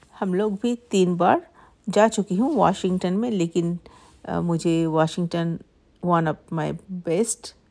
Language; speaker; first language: Hindi; non-native, local second language; Bangla